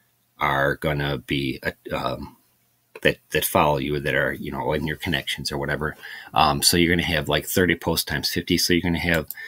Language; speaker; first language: English; native; English